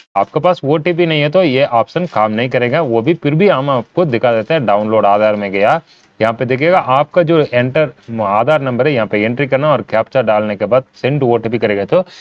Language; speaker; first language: Hindi; non-native, local second language; Tamil